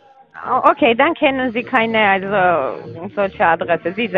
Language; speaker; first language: German; non-native, learner; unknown